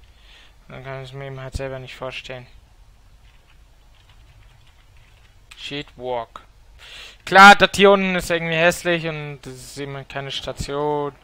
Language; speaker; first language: German; native; German